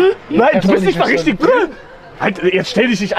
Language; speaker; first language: German; native; German